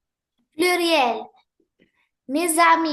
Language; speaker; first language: French; non-native, learner; Arabic